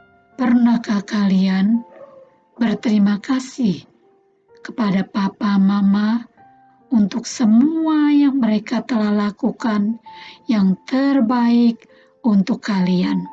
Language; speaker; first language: Indonesian; native; Indonesian